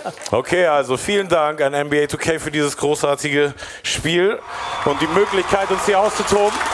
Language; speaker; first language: German; native; German